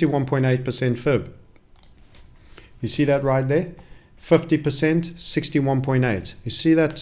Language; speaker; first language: English; native; English